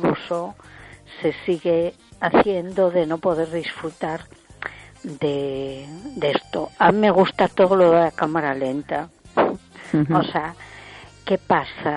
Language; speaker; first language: Spanish; native; Spanish